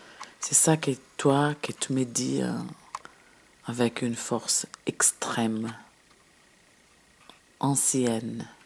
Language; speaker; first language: French; non-native, fluent; Portuguese